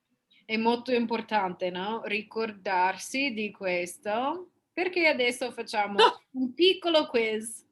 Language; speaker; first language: Italian; non-native, fluent; English